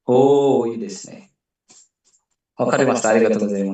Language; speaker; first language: Japanese; non-native, fluent; Indonesian